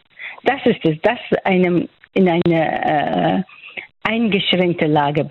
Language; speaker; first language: German; non-native, fluent; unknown